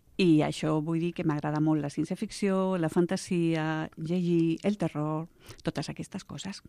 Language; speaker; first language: Catalan; non-native, local second language; Spanish